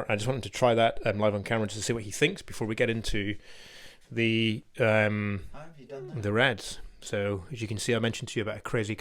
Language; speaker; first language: English; native; English